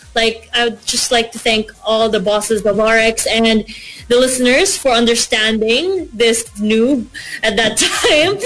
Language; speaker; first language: English; non-native, local second language; Korean